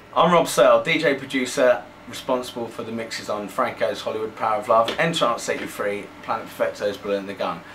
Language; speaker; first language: English; native; English